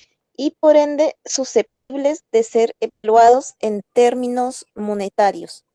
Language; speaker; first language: Spanish; native; Spanish